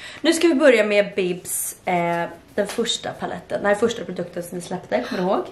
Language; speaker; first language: Swedish; native; Swedish